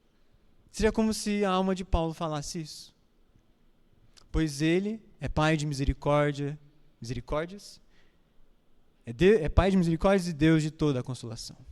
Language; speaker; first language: Portuguese; native; Portuguese